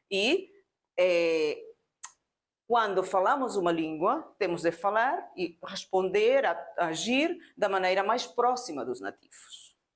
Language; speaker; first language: Portuguese; non-native, fluent; Spanish